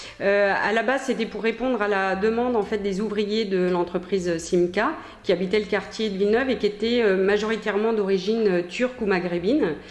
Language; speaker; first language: French; native; French